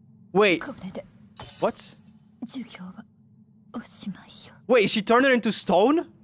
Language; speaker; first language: English; native; English